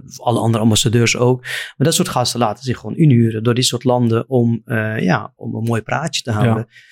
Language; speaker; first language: Dutch; non-native, fluent; Arabic